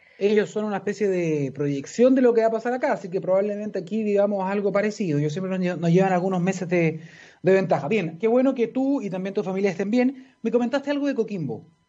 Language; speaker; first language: Spanish; native; Spanish